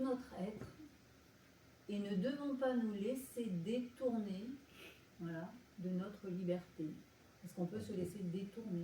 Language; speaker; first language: French; native; French